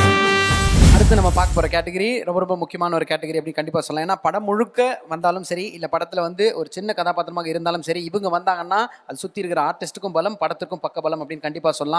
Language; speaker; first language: Tamil; native; Tamil